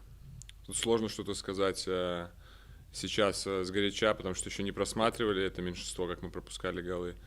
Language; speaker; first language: Russian; native; Russian